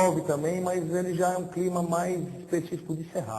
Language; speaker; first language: Portuguese; native; Portuguese